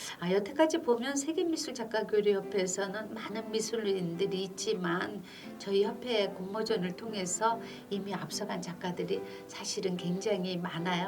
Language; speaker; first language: Korean; native; Korean